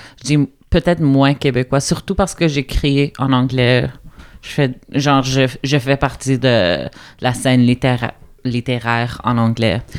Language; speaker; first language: French; non-native, local second language; English